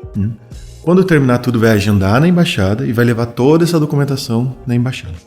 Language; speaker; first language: Portuguese; native; Portuguese